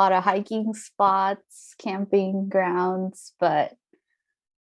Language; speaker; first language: English; non-native, fluent; Japanese